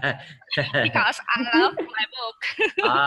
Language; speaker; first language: English; non-native, learner; Vietnamese